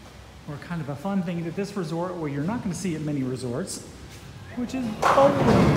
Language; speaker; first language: English; native; English